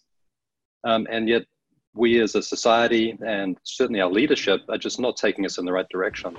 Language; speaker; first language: English; native; English